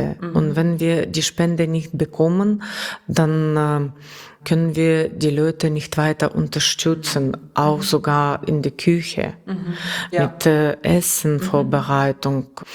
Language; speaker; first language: German; non-native, learner; Russian